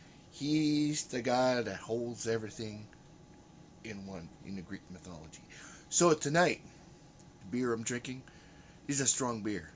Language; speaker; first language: English; early bilingual, other home language; French